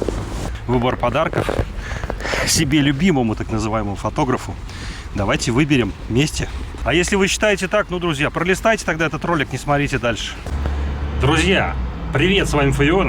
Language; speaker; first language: Russian; native; Russian